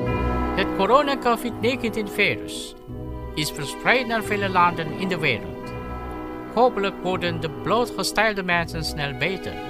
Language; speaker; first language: Dutch; non-native, fluent; Indonesian